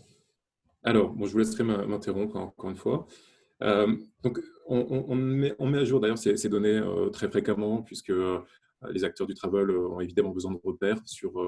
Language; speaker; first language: French; native; French